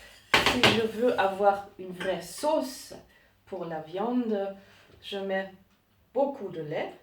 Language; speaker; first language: French; non-native, learner; German